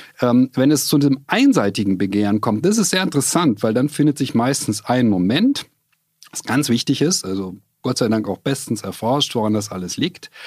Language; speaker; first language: German; native; German